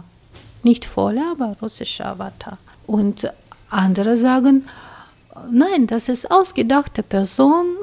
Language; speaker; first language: German; non-native, fluent; Russian